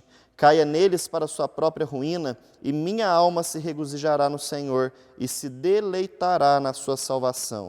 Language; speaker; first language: Portuguese; native; Portuguese